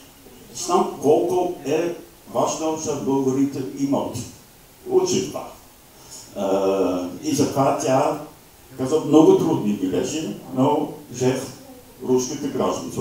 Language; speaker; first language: Bulgarian; non-native, learner; Slovak